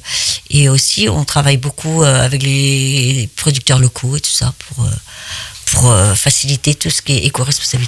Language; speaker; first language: French; native; French